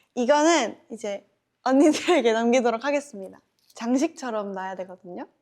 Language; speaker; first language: Korean; native; Korean